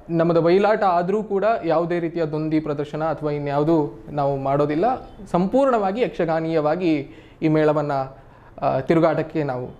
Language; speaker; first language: Kannada; native; Kannada